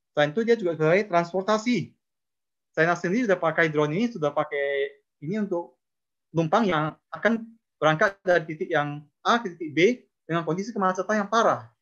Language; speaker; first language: Indonesian; non-native, local second language; Chinese